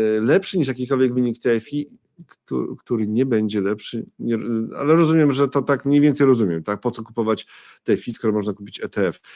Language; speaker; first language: Polish; native; Polish